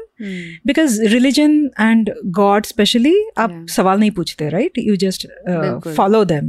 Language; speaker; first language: English; non-native, local second language; Bangla